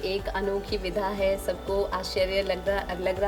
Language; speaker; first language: Hindi; native; Hindi